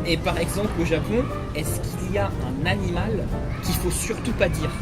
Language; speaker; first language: French; native; French